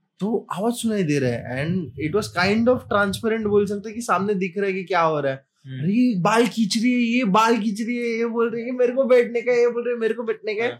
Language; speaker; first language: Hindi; non-native, local second language; Marathi